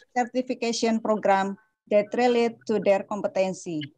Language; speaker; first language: English; non-native, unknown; Indonesian